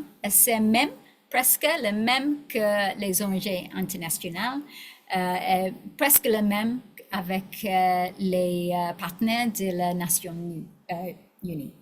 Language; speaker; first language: French; non-native, learner; English